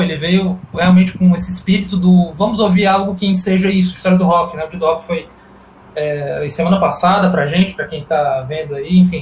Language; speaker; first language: Portuguese; native; Portuguese